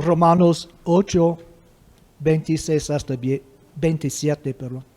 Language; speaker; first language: Spanish; non-native, fluent; English